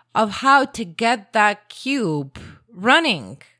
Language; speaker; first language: English; non-native, fluent; Croatian